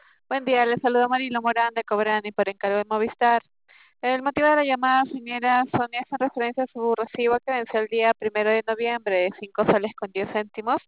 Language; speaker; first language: Spanish; native; Spanish